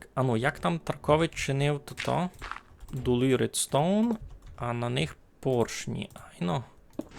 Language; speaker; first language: Ukrainian; native; Ukrainian